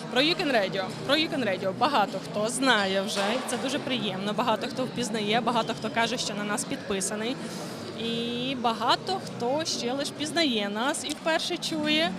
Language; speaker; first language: Ukrainian; native; Ukrainian